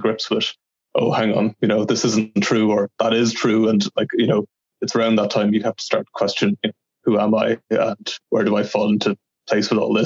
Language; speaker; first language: English; native; English